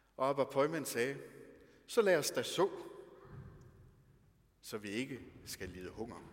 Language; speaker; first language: Danish; native; Danish